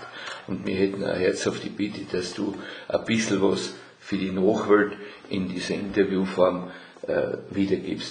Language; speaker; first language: German; native; German